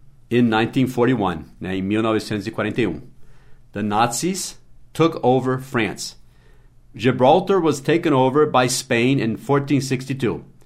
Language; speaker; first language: English; native; English